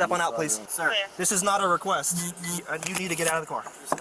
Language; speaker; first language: English; native; English